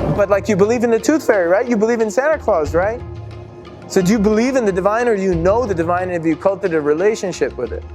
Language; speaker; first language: English; native; English